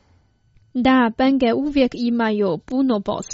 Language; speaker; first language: Croatian; non-native, fluent; Chinese